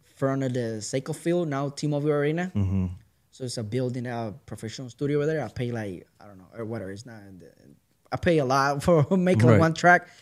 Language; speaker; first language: English; non-native, learner; Spanish